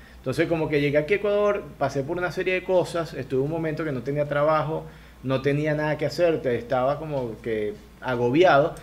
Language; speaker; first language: Spanish; native; Spanish